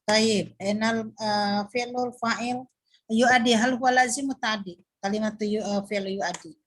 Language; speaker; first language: Arabic; non-native, fluent; Indonesian